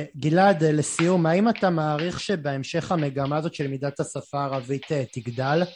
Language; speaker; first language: Hebrew; native; Hebrew